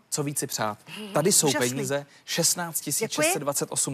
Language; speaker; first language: Czech; native; Czech